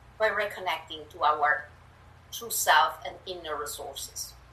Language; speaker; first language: English; non-native, fluent; Italian